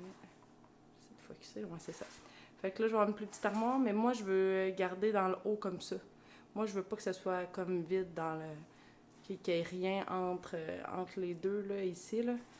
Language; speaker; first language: French; native; French